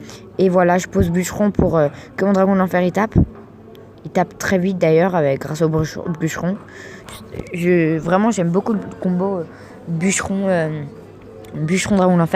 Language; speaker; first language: French; native; French